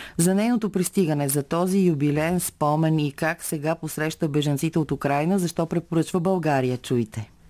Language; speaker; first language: Bulgarian; native; Bulgarian